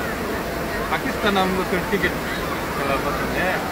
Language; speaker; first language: Hindi; non-native, learner; Bangla